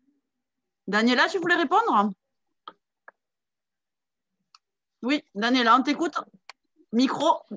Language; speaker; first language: French; native; French